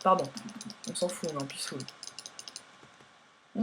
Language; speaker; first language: French; native; French